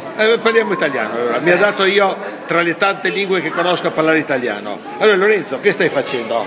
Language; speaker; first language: Italian; native; Italian